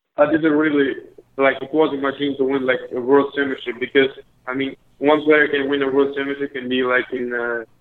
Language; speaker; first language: English; early bilingual, other home language; Albanian